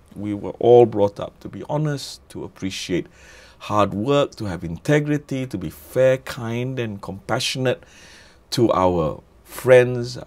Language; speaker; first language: English; non-native, local second language; Malay